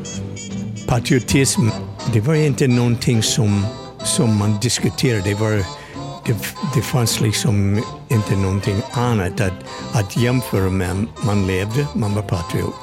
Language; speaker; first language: Swedish; non-native, fluent; English